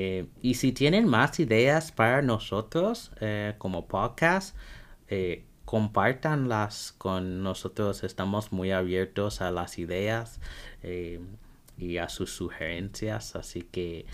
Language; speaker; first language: Spanish; non-native, fluent; English